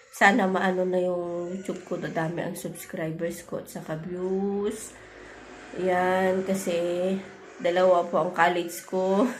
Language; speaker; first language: Filipino; native; Filipino